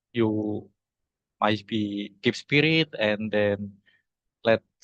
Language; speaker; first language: English; non-native, learner; Indonesian